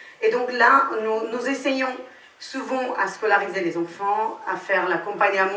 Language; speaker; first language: French; non-native, fluent; Romany